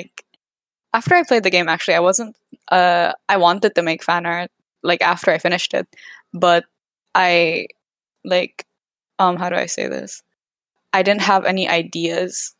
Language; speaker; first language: English; non-native, local second language; Cebuano